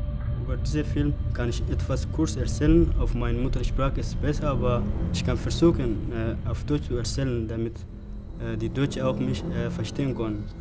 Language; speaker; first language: German; non-native, learner; Oromo